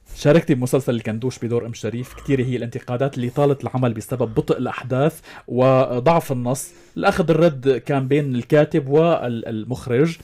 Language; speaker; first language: Arabic; native; Arabic